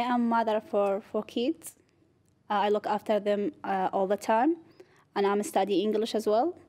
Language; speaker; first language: English; non-native, learner; Arabic